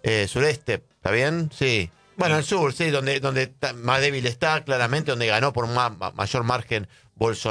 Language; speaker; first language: Spanish; native; Spanish